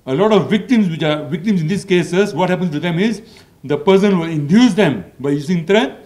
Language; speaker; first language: English; non-native, local second language; Malay